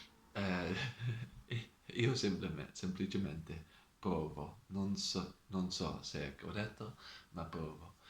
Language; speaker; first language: Italian; non-native, learner; Dutch